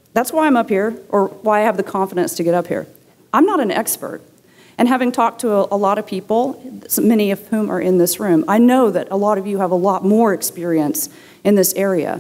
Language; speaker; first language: English; native; English